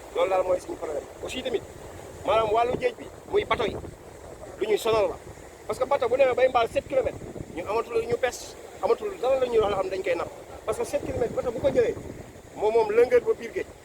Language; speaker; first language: Wolof; native; Wolof